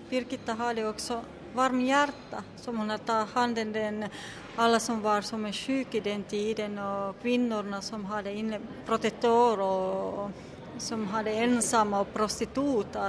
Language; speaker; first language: Swedish; non-native, learner; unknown